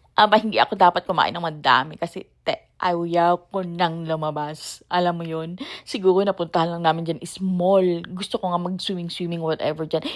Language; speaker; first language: Filipino; native; Filipino